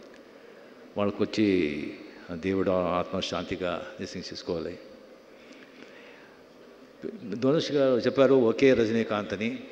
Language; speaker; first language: Telugu; non-native, local second language; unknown